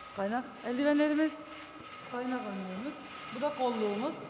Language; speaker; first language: Turkish; native; Turkish